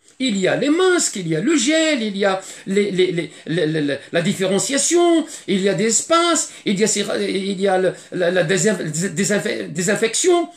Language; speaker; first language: French; non-native, fluent; Arabic